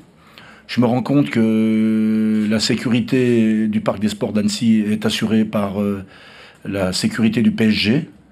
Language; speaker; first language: French; native; French